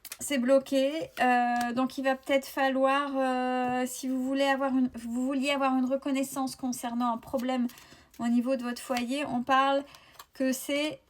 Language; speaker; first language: French; native; French